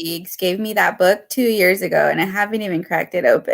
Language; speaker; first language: English; native; English